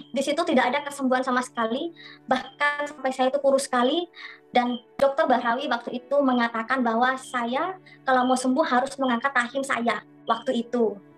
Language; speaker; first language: Indonesian; non-native, local second language; Madurese